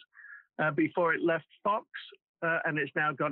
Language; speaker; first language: English; native; English